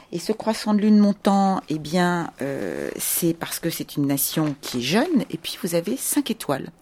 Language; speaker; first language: French; native; French